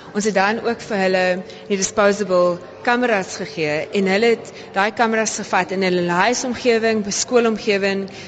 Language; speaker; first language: Afrikaans; early bilingual, heritage; Afrikaans